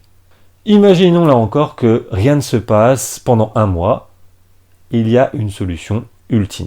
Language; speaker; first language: French; native; French